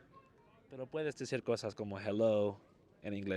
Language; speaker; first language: Spanish; non-native, learner; English